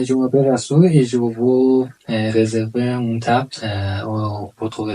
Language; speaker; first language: French; non-native, learner; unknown